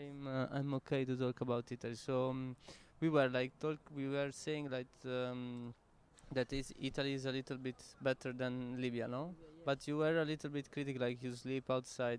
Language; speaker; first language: English; non-native, learner; Italian